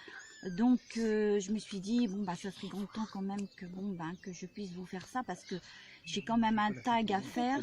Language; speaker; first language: French; native; French